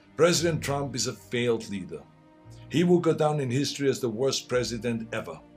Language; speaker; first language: English; non-native, fluent; German